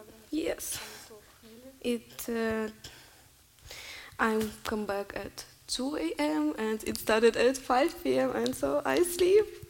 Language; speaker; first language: English; non-native, learner; Russian